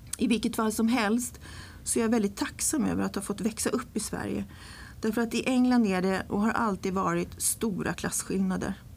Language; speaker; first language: Swedish; early bilingual, other home language; English